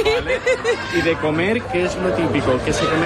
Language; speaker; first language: Spanish; native; Spanish